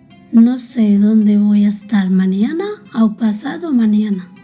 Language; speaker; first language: Spanish; early bilingual, other home language; Arabic